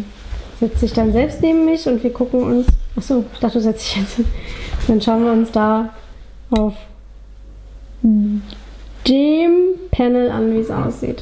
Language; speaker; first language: German; native; German